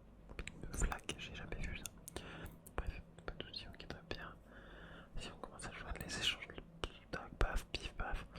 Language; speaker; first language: French; native; French